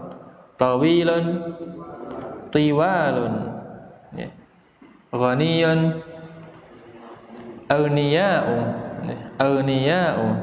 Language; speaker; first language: Arabic; non-native, fluent; Indonesian